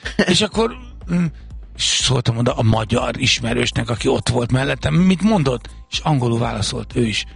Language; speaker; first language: Hungarian; native; Hungarian